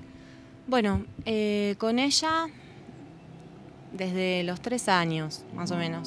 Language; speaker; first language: Spanish; native; Spanish